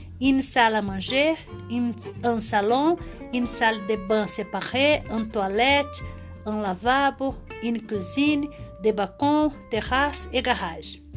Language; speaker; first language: French; non-native, learner; Portuguese